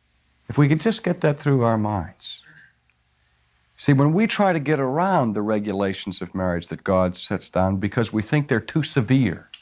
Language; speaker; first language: English; native; English